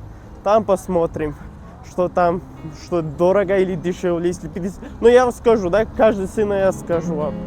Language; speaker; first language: Russian; non-native, learner; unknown